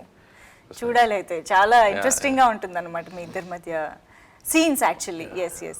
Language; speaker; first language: Telugu; native; Telugu